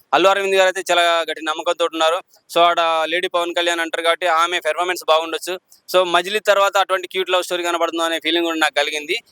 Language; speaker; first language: Telugu; native; Telugu